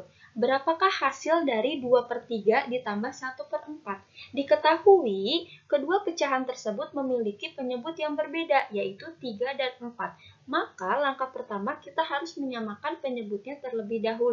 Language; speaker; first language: Indonesian; native; Indonesian